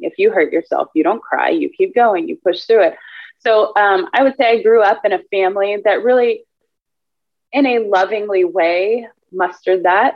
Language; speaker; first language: English; native; English